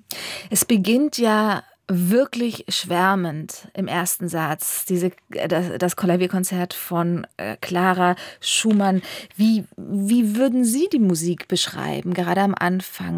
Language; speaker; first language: German; native; German